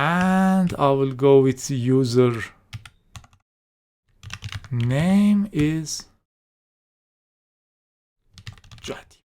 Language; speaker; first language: English; non-native, fluent; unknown